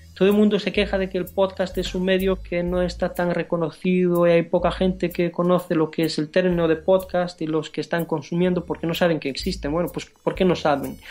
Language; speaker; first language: Spanish; non-native, fluent; Romanian